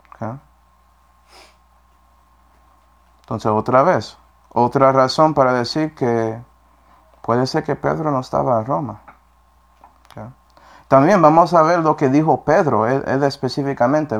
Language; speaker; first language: Spanish; non-native, fluent; English